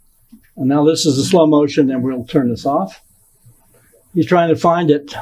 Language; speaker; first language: English; native; English